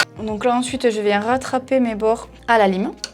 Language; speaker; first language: French; native; French